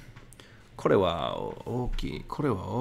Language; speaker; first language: Japanese; non-native, learner; English